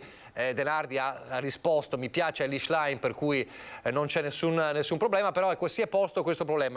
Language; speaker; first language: Italian; native; Italian